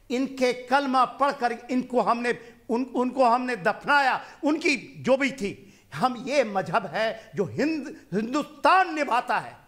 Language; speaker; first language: Hindi; non-native, local second language; Punjabi